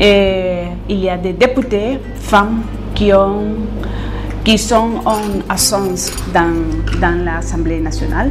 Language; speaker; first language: French; non-native, fluent; Spanish